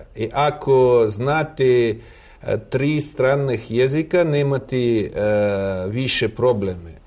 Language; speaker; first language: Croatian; non-native, fluent; Russian